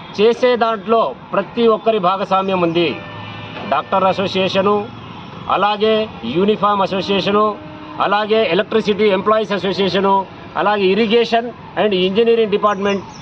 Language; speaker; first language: Telugu; non-native, local second language; Lambadi